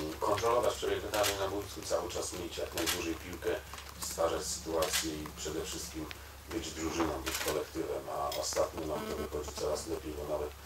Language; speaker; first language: Polish; native; Polish